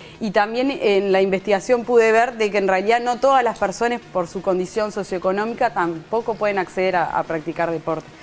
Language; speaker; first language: Spanish; native; Spanish